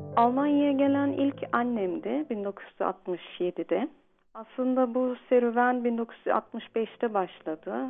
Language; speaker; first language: Turkish; early bilingual, heritage; Turkish